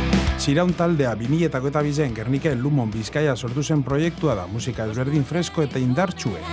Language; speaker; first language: Basque; native; Basque